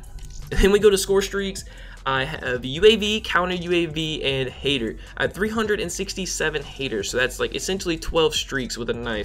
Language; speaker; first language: English; native; English